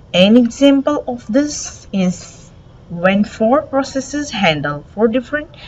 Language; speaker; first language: English; non-native, local second language; Urdu